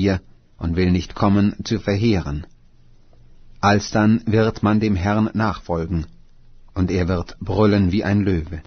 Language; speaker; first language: German; native; German